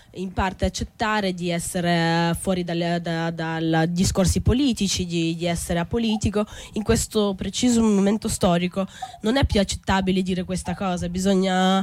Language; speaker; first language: Italian; native; Italian